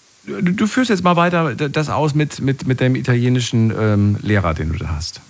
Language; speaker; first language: German; native; German